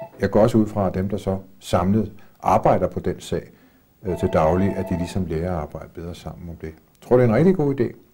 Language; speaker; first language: Danish; native; Danish